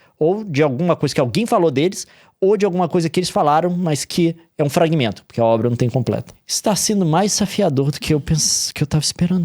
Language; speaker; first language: Portuguese; native; Portuguese